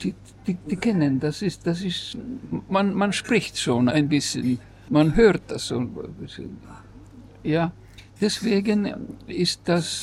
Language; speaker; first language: German; non-native, fluent; Estonian